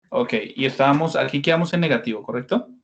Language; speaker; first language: Spanish; non-native, fluent; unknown